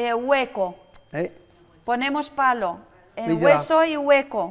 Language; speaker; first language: Spanish; non-native, learner; Russian